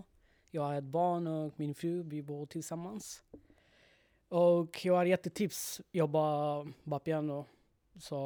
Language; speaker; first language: Swedish; non-native, learner; Bangla